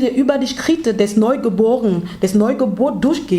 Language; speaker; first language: German; non-native, learner; French